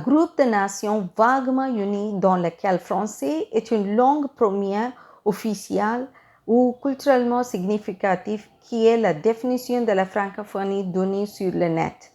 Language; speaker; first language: French; non-native, fluent; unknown